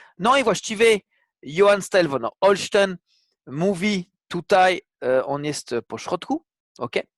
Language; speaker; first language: Polish; non-native, fluent; French